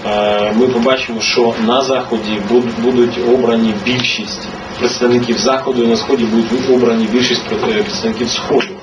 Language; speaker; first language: Ukrainian; native; Ukrainian